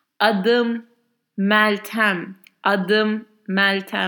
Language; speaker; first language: Turkish; non-native, learner; English